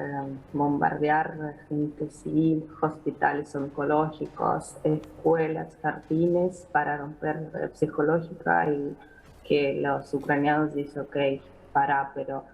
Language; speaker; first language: Spanish; non-native, fluent; Ukrainian